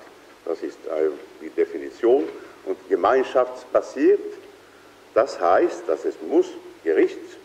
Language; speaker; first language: German; non-native, fluent; Swedish